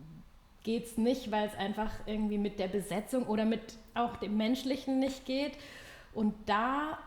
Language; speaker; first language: German; native; German